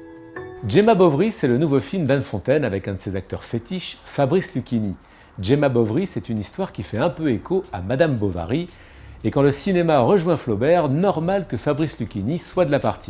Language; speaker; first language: French; native; French